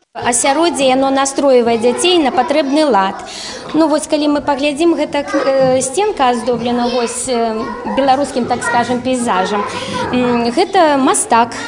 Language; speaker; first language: Belarusian; non-native, local second language; Russian